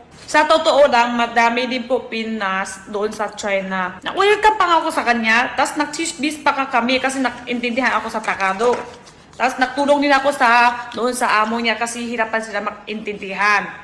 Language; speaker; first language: Filipino; non-native, learner; Chinese